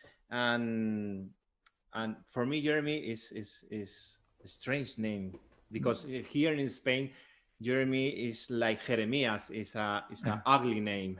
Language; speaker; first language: English; non-native, learner; Spanish